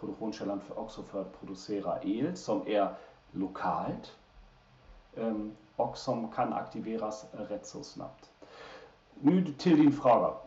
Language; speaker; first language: Swedish; non-native, fluent; German